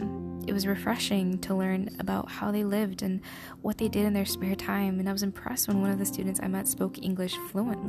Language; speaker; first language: English; early bilingual, other home language; Spanish